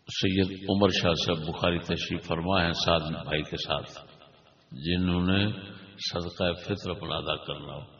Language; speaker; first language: Urdu; non-native, local second language; Punjabi